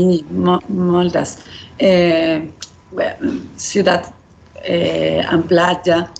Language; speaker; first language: Catalan; non-native, learner; Spanish